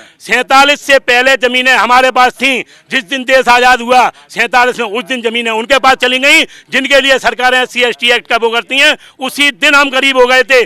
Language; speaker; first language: Hindi; native; Hindi